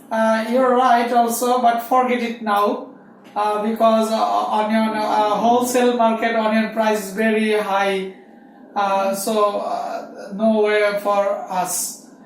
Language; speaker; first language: English; non-native, learner; Bangla